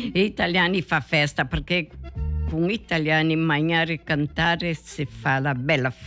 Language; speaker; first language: Italian; early bilingual, heritage; Portuguese